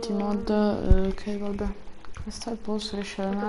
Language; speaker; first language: Italian; native; Italian